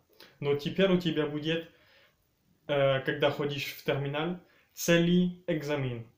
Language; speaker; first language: Russian; early bilingual, heritage; French